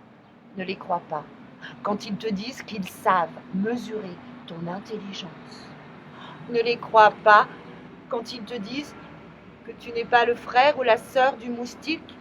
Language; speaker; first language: French; native; French